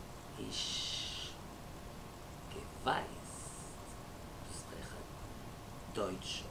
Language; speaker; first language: German; non-native, learner; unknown